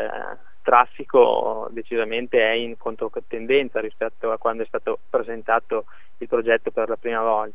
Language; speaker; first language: Italian; native; Italian